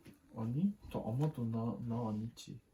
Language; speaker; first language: Korean; non-native, learner; Japanese